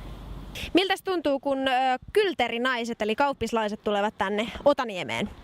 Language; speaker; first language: Finnish; native; Finnish